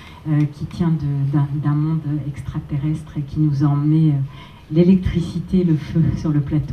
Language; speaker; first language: French; native; French